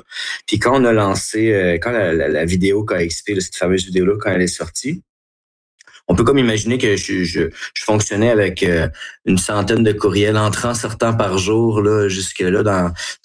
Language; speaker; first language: French; native; French